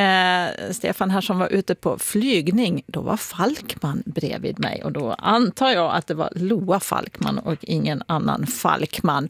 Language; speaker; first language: Swedish; native; Swedish